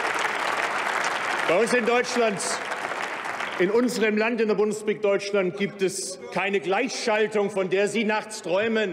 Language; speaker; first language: German; early bilingual, other home language; Turkish